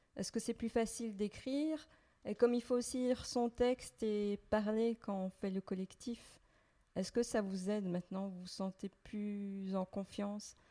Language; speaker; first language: French; native; French